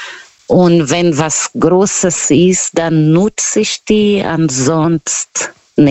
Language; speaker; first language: German; non-native, fluent; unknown